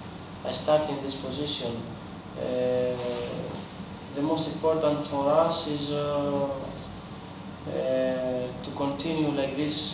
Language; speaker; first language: English; non-native, learner; Greek